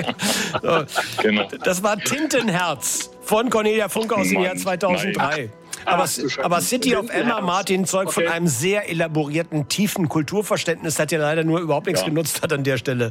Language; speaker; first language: German; native; German